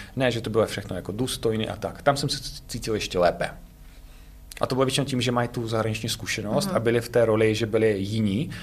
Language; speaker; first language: Czech; non-native, fluent; Russian